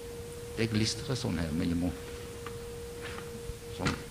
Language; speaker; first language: Norwegian; non-native, fluent; Dutch